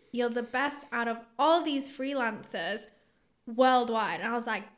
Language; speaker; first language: English; early bilingual, other home language; Greek